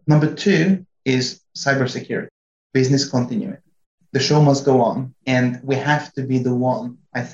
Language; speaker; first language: English; non-native, fluent; Hungarian